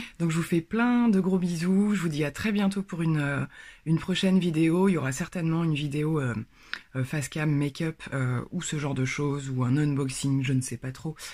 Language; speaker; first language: French; native; French